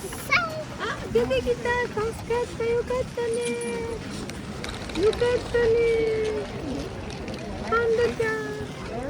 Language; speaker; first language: Japanese; native; Japanese